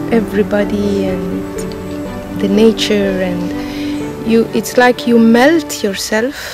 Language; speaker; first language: English; non-native, fluent; Arabic